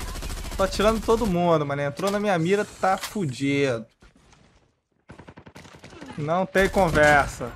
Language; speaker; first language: Portuguese; native; Portuguese